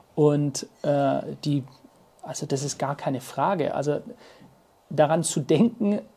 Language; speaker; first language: German; native; German